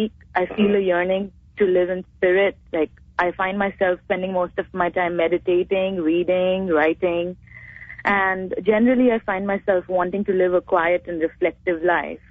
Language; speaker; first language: English; non-native, local second language; Hindi